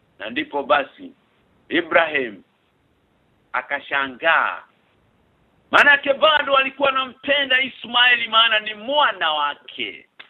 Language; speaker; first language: Swahili; non-native, local second language; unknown